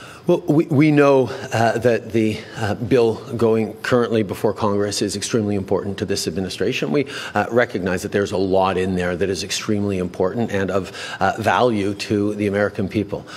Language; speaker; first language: English; early bilingual, other home language; French